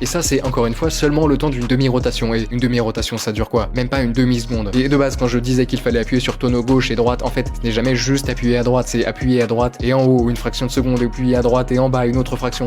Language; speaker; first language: French; native; French